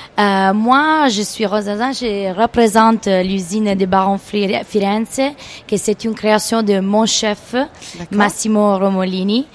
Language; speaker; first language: French; non-native, fluent; Italian